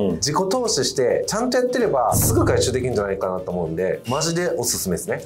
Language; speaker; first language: Japanese; native; Japanese